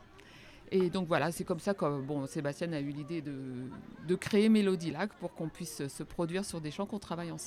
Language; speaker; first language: French; native; French